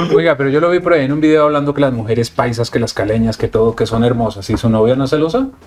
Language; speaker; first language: Spanish; native; Spanish